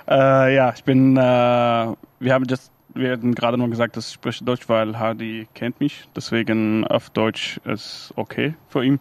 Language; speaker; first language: German; non-native, fluent; Kurdish